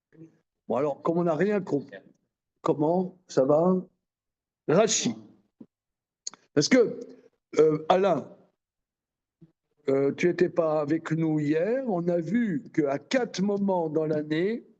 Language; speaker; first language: French; native; French